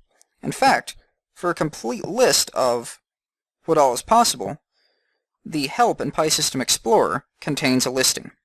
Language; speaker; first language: English; native; English